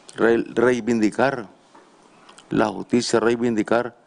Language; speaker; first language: Spanish; native; Spanish